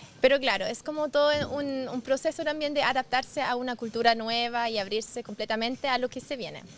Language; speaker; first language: Spanish; non-native, fluent; German